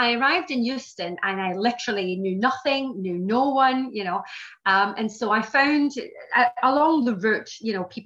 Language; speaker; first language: English; native; English